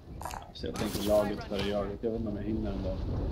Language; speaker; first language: Swedish; native; Swedish